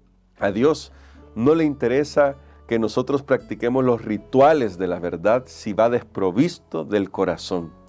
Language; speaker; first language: Spanish; native; Spanish